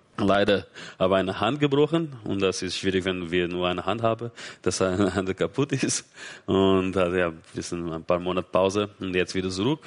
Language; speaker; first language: German; non-native, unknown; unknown